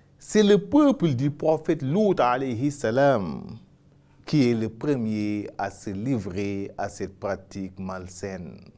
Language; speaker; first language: French; non-native, local second language; Wolof